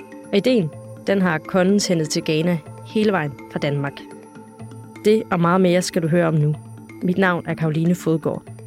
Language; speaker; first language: Danish; native; Danish